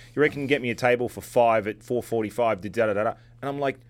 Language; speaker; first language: English; native; English